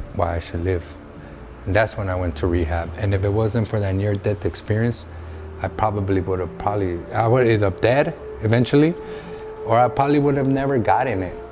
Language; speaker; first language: English; native; English